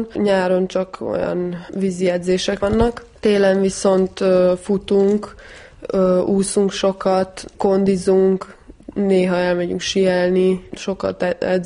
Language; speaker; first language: Hungarian; non-native, fluent; Serbian